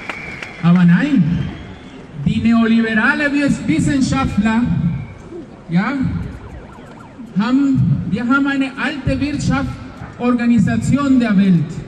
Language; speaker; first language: German; non-native, fluent; Spanish